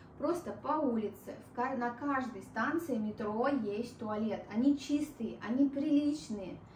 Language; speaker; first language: Russian; native; Russian